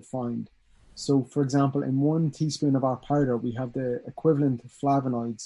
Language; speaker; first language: English; native; English